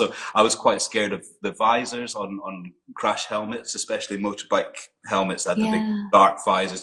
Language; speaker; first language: English; native; English